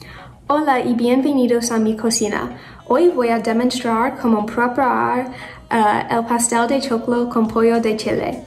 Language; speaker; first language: Spanish; non-native, learner; English